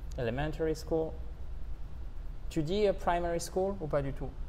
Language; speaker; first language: French; native; French